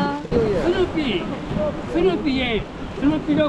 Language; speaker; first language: Japanese; native; Japanese